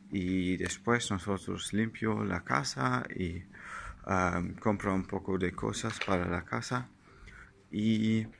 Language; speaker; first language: Spanish; non-native, learner; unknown